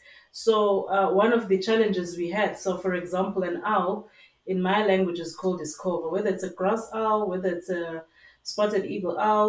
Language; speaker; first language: English; non-native, local second language; Zulu